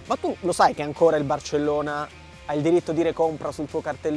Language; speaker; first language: Italian; native; Italian